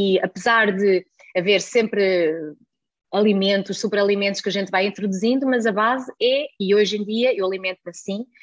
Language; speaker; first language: Portuguese; early bilingual, heritage; German